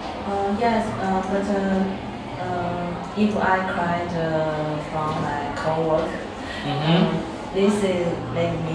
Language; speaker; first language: English; non-native, learner; Chinese